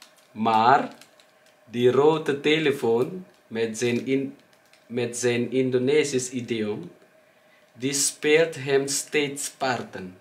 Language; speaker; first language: Dutch; non-native, learner; Indonesian